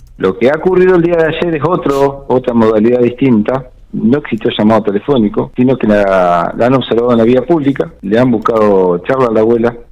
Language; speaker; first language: Spanish; native; Spanish